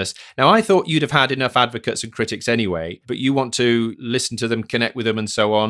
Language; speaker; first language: English; native; English